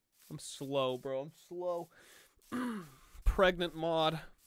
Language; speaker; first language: English; native; English